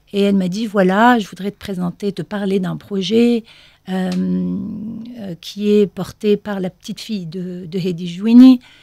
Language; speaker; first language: French; non-native, local second language; Arabic